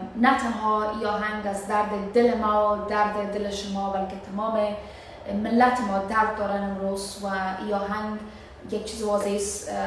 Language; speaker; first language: Persian; native; Persian